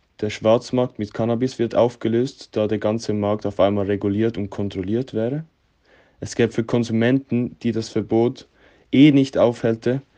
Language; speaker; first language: German; native; German